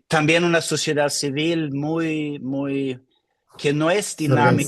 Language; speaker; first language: Spanish; non-native, fluent; Swedish